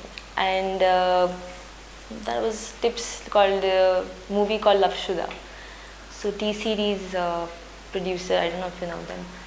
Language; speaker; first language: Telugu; non-native, learner; Hindi